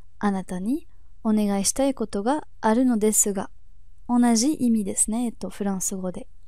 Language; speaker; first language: Japanese; native; Japanese